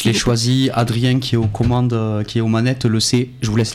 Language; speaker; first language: French; native; French